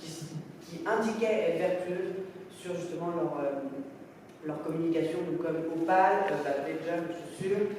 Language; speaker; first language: French; native; French